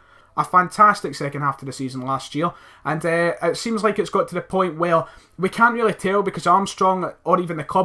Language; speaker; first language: English; native; English